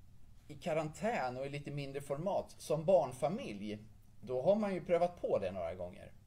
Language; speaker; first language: Swedish; native; Swedish